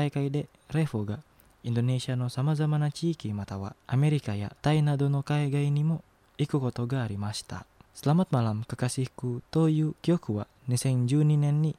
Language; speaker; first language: Japanese; non-native, fluent; Indonesian